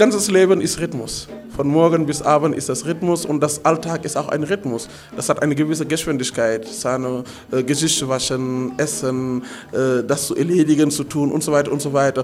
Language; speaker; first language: German; non-native, fluent; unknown